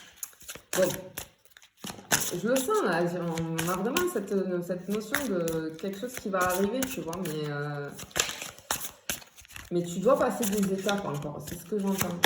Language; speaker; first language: French; native; French